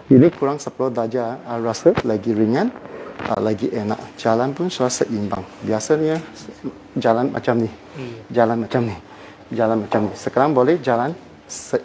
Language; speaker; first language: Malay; non-native, local second language; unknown